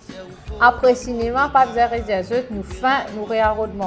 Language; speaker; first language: French; non-native, local second language; Morisyen